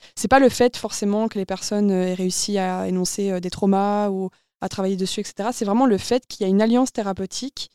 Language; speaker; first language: French; native; French